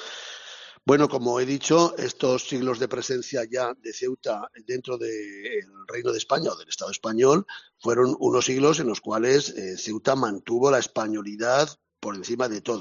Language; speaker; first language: Spanish; native; Spanish